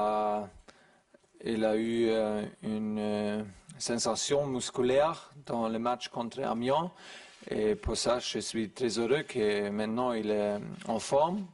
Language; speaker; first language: French; non-native, learner; German